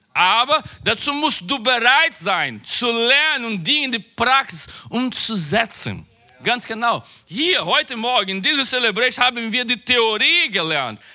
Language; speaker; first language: German; non-native, learner; Portuguese